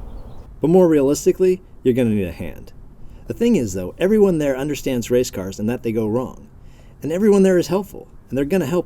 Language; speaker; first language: English; native; English